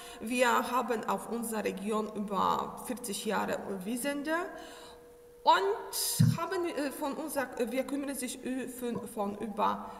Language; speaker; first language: German; non-native, learner; Polish